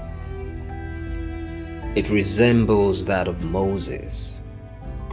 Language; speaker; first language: English; non-native, local second language; Esan